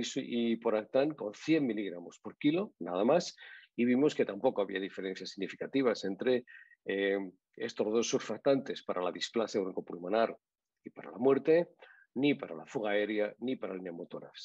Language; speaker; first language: Spanish; native; Spanish